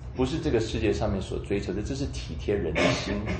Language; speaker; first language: Chinese; native; Chinese